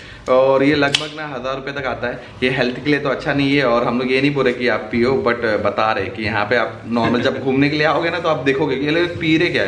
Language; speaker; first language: Hindi; native; Hindi